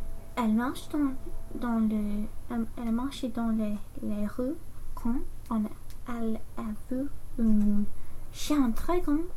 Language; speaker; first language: French; non-native, learner; English